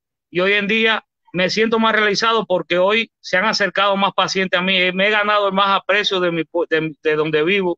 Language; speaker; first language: Spanish; native; Spanish